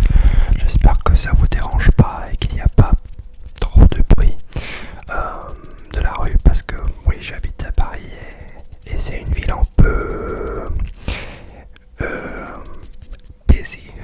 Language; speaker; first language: French; non-native, fluent; English